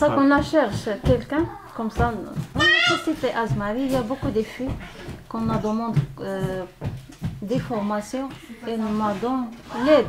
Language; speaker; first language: French; non-native, learner; Arabic